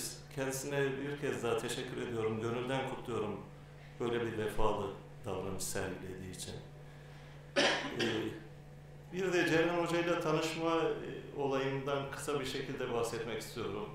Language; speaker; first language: Turkish; native; Turkish